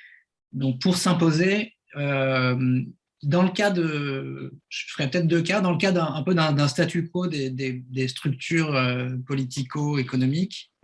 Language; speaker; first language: French; native; French